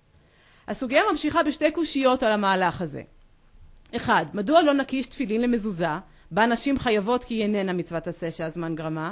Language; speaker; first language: Hebrew; native; Hebrew